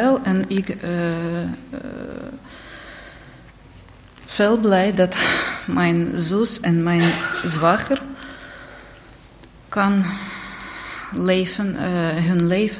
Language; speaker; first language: Dutch; non-native, learner; Russian